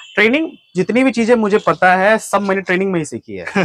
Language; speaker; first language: Hindi; native; Hindi